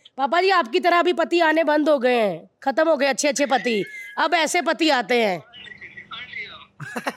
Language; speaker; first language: Hindi; native; Hindi